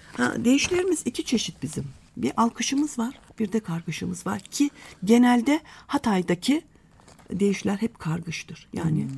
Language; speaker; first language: Turkish; native; Turkish